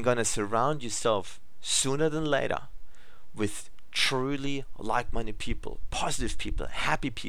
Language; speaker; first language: English; non-native, fluent; German